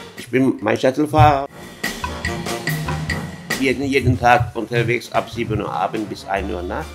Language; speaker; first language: German; non-native, fluent; Azerbaijani